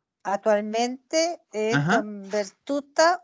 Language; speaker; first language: Italian; non-native, learner; Spanish